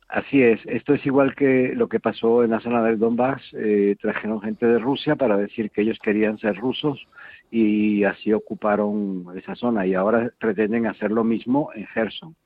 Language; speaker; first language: Spanish; native; Spanish